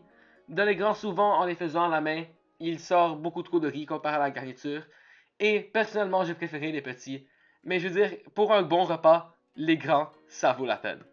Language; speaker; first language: French; native; French